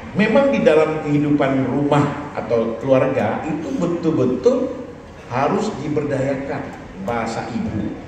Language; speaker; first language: Indonesian; non-native, local second language; Minangkabau